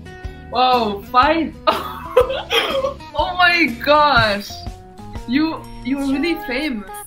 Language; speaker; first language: English; non-native, fluent; French